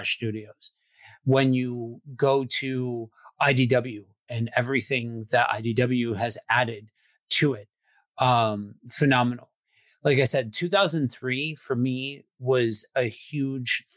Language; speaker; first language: English; native; English